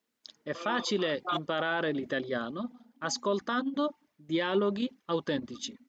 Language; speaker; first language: Italian; non-native, fluent; Bangla